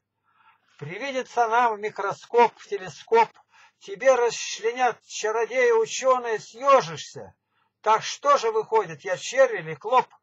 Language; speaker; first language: Russian; native; Russian